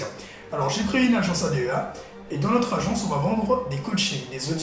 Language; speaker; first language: French; native; French